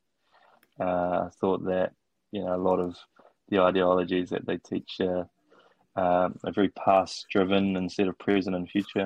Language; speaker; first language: English; native; English